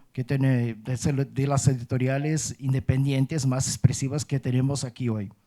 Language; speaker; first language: Spanish; non-native, fluent; Portuguese